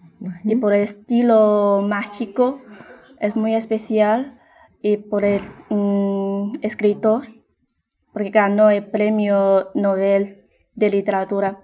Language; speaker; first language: Spanish; non-native, fluent; Chinese